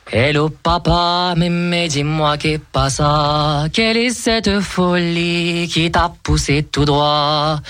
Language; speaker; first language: French; native; French